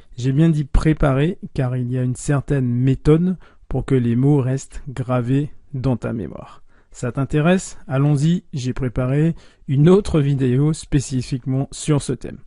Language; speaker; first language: French; native; French